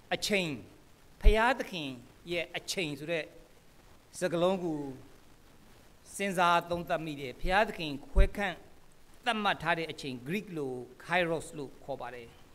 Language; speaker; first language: Burmese; non-native, local second language; Kachin